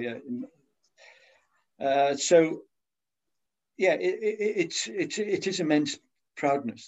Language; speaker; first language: English; native; English